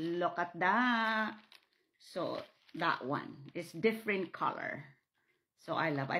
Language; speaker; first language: English; non-native, local second language; Filipino